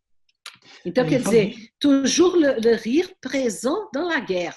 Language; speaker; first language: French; non-native, fluent; Portuguese